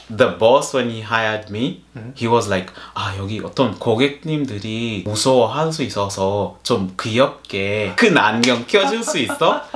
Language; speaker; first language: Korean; non-native, fluent; Gusii